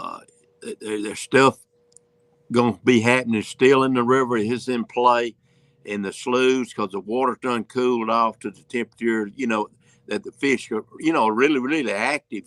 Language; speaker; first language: English; native; English